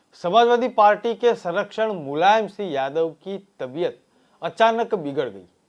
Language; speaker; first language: Hindi; native; Hindi